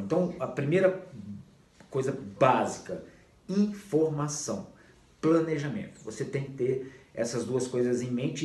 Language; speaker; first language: Portuguese; native; Portuguese